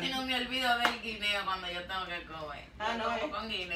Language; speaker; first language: Spanish; native; Spanish